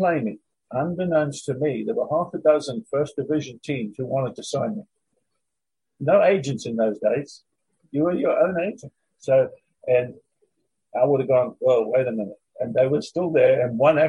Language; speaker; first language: English; native; English